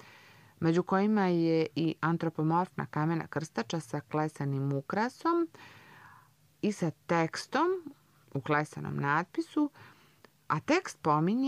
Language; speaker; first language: Croatian; native; Croatian